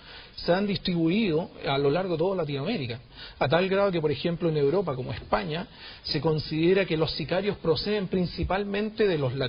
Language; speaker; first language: Spanish; native; Spanish